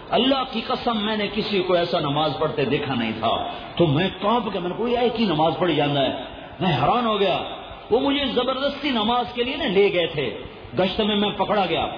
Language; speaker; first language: Urdu; non-native, local second language; Punjabi